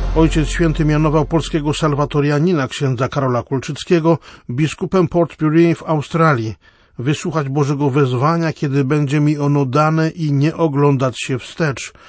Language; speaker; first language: Polish; native; Polish